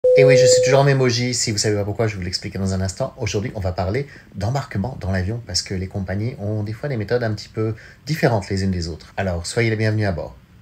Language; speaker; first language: French; native; French